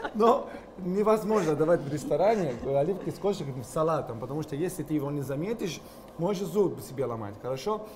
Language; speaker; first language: Russian; non-native, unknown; Italian